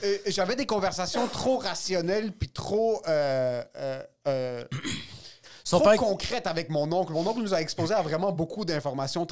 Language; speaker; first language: French; native; French